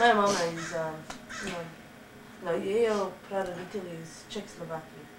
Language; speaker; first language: Russian; non-native, learner; English